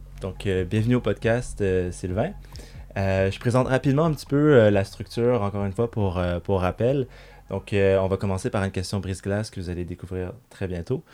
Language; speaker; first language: French; native; French